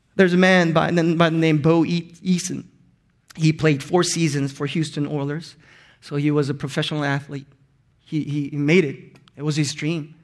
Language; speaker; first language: English; non-native, local second language; Korean